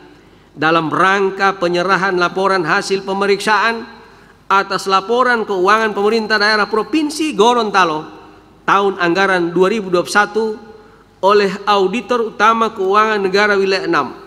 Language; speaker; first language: Indonesian; native; Indonesian